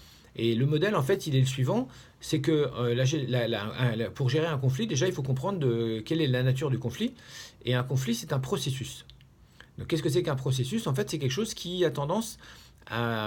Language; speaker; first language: French; native; French